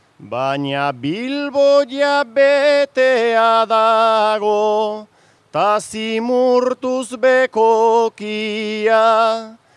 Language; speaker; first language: Basque; native; Basque